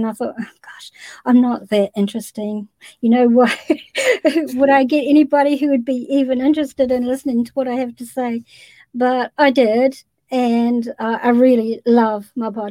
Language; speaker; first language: English; native; English